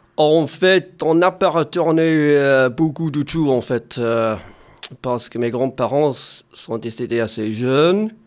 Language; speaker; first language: French; early bilingual, other home language; English